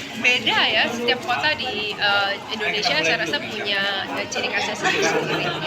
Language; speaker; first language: Indonesian; native; Indonesian